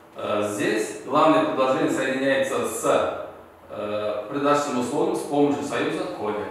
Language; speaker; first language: Russian; non-native, local second language; Uzbek